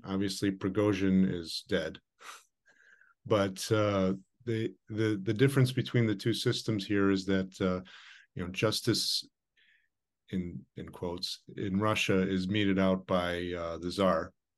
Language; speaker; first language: English; early bilingual, other home language; Ukrainian